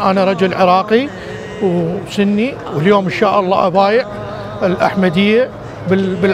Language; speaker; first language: Arabic; native; Arabic